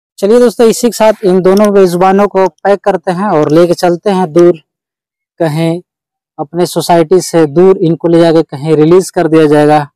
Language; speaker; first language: Hindi; native; Hindi